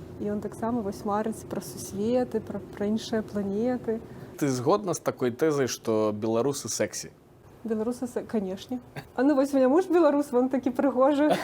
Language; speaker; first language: Belarusian; non-native, local second language; Russian